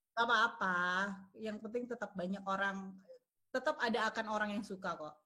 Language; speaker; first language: Indonesian; native; Indonesian